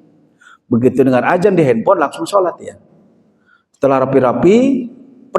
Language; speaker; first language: Indonesian; native; Indonesian